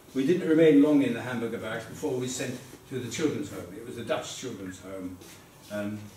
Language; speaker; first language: English; early bilingual, other home language; Dutch